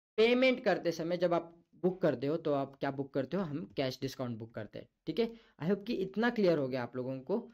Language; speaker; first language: Hindi; non-native, local second language; Marathi